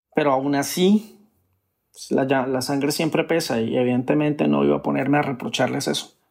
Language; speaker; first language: Spanish; native; Spanish